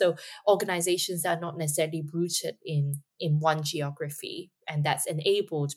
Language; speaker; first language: English; non-native, local second language; Cantonese